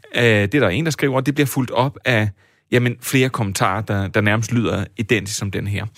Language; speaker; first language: Danish; early bilingual, other home language; Sinhala